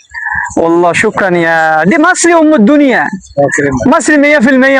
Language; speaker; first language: Arabic; non-native, learner; Bangla